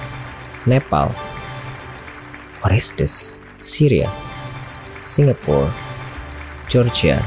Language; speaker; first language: English; non-native, learner; Indonesian